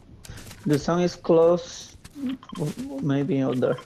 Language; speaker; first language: English; non-native, learner; Spanish